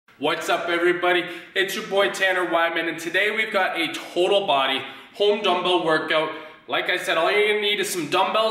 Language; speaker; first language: English; native; English